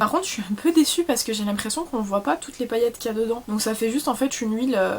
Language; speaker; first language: French; native; French